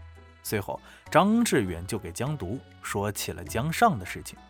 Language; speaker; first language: Chinese; native; Chinese